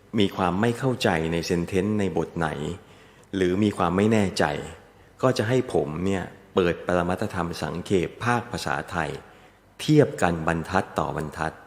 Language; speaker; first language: Thai; native; Thai